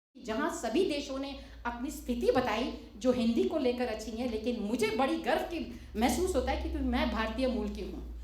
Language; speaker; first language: Hindi; non-native, local second language; Morisyen